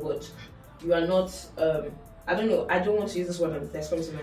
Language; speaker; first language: English; non-native, local second language; Yoruba